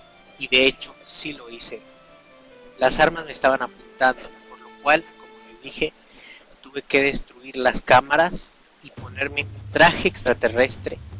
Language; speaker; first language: Spanish; native; Spanish